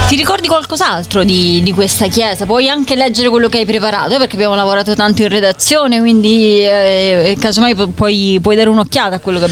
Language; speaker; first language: Italian; native; Italian